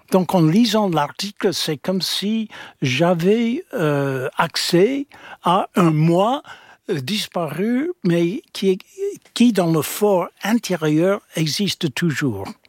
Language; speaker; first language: French; non-native, fluent; English